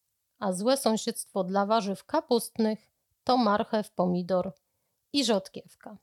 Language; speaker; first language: Polish; native; Polish